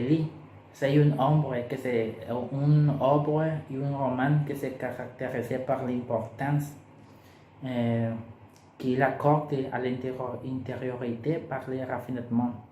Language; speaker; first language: French; non-native, learner; Spanish